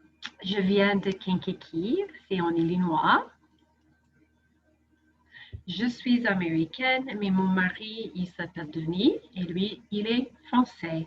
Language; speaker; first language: French; non-native, fluent; English